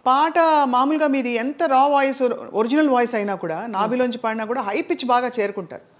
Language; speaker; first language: Telugu; native; Telugu